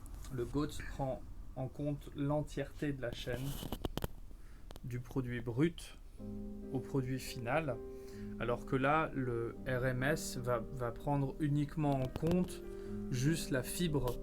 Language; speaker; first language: French; native; French